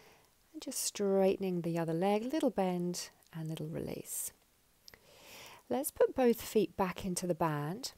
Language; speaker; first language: English; native; English